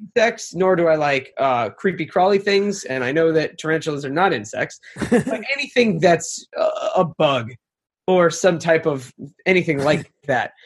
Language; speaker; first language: English; native; English